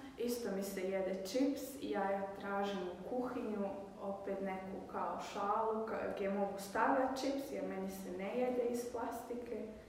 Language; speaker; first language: Croatian; early bilingual, heritage; Croatian